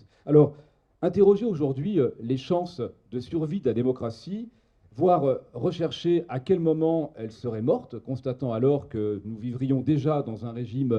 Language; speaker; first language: French; native; French